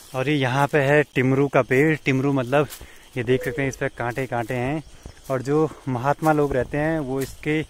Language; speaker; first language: Hindi; native; Hindi